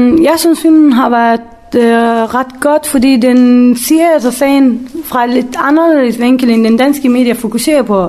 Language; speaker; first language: Danish; early bilingual, other home language; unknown